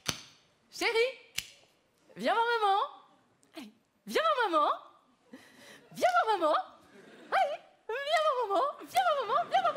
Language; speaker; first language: French; native; French